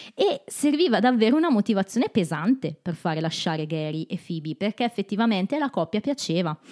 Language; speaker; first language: Italian; native; Italian